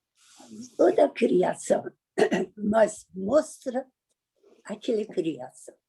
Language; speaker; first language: Portuguese; non-native, learner; Persian